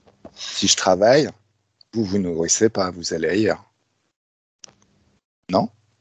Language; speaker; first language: French; native; French